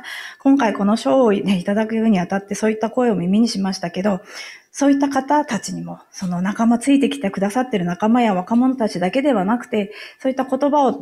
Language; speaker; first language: Japanese; native; Japanese